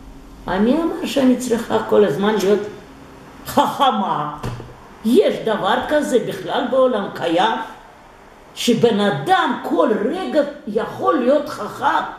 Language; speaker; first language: Hebrew; non-native, fluent; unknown